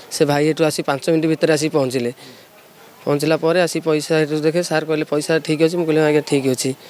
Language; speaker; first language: Odia; native; Odia